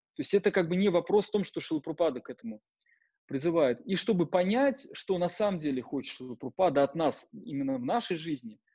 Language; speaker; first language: Russian; native; Russian